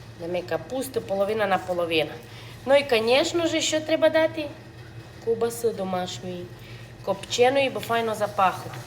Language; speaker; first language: Ukrainian; native; Ukrainian